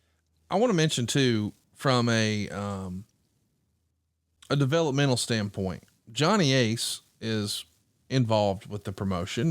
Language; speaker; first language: English; native; English